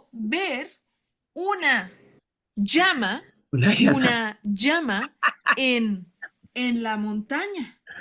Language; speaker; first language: Spanish; non-native, learner; English